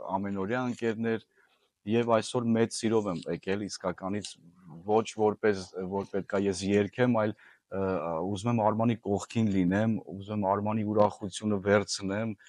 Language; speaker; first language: Armenian; native; Armenian